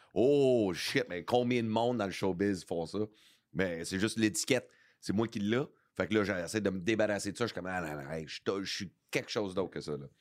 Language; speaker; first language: French; early bilingual, heritage; English